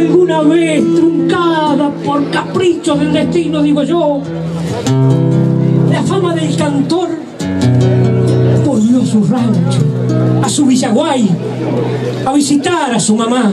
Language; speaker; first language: Spanish; native; Spanish